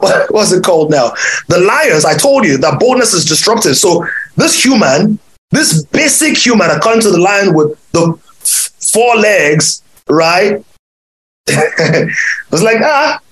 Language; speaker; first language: English; non-native, local second language; Yoruba